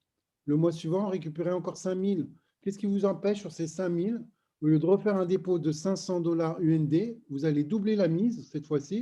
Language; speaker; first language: French; native; French